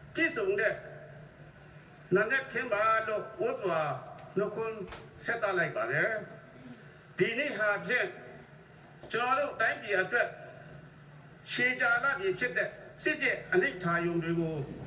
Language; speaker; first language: Burmese; non-native, local second language; Hakha Chin